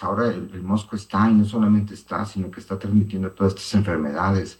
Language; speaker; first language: Spanish; native; Spanish